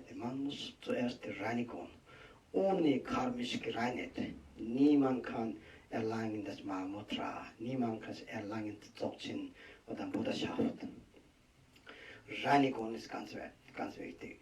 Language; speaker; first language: German; non-native, learner; Tibetan